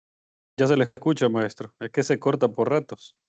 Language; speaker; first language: Spanish; native; Spanish